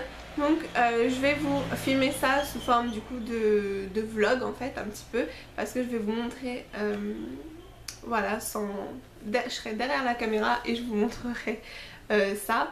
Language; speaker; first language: French; native; French